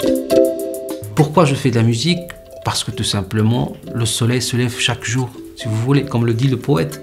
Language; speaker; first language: French; non-native, local second language; Arabic